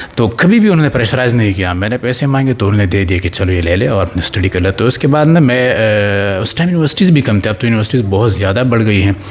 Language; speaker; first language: Urdu; non-native, local second language; Pashto